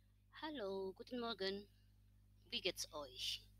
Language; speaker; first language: German; non-native, fluent; Indonesian